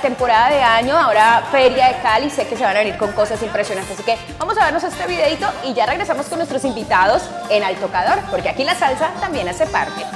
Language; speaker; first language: Spanish; native; Spanish